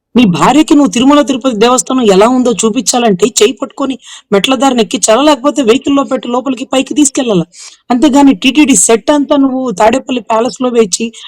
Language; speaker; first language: Telugu; native; Telugu